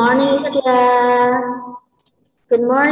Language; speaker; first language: English; non-native, learner; Indonesian